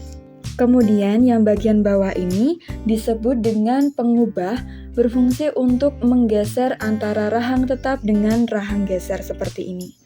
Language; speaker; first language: Indonesian; native; Indonesian